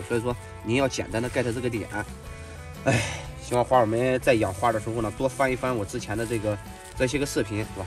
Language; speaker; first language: Chinese; native; Chinese